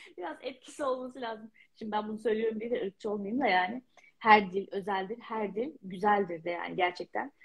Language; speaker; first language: Turkish; native; Turkish